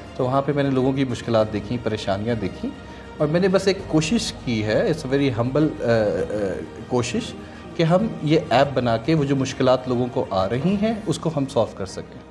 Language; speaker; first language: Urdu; native; Urdu